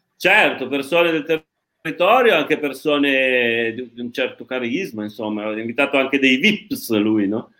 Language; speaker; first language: Italian; native; Italian